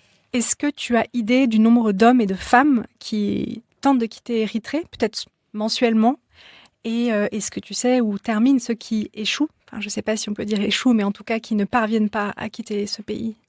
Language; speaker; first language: French; native; French